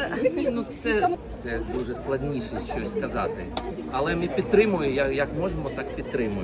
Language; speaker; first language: Ukrainian; non-native, learner; Russian